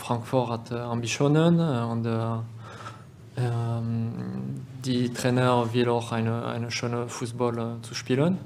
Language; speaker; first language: German; non-native, learner; French